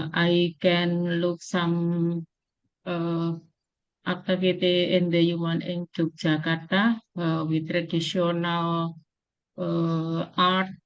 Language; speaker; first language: English; non-native, learner; Indonesian